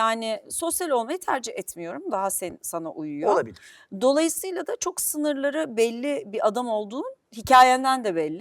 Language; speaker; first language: Turkish; native; Turkish